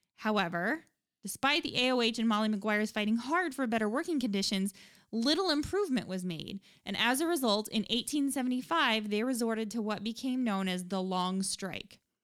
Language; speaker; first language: English; native; English